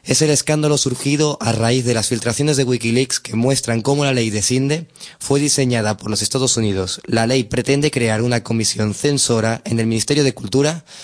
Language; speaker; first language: Spanish; non-native, local second language; Catalan